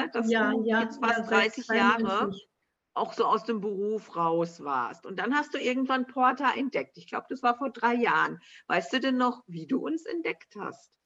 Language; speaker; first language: German; native; German